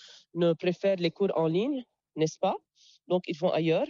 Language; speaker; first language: French; non-native, local second language; Arabic